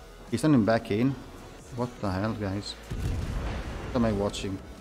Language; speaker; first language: English; non-native, fluent; Italian